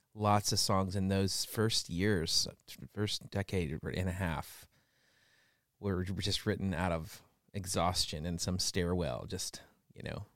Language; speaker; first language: English; native; English